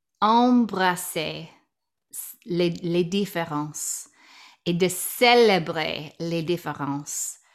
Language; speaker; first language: French; non-native, learner; English